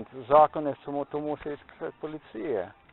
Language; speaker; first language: Polish; non-native, learner; Slovenian